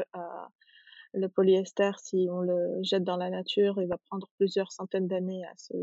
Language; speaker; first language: French; non-native, local second language; Arabic